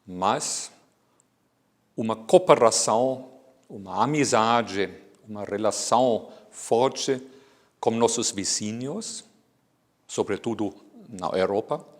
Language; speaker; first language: Portuguese; non-native, fluent; German